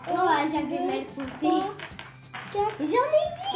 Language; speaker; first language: French; native; French